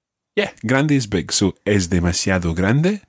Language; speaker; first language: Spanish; non-native, fluent; English